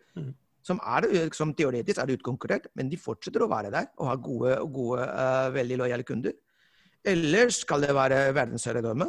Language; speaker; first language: Norwegian; non-native, fluent; Spanish